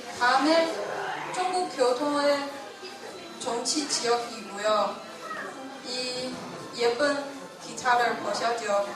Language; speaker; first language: Korean; non-native, fluent; Chinese